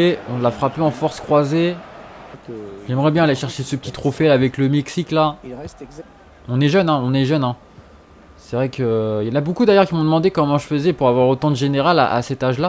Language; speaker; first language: French; native; French